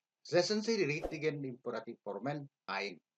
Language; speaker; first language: German; non-native, learner; Indonesian